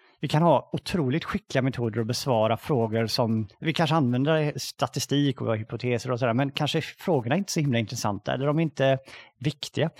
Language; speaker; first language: Swedish; native; Swedish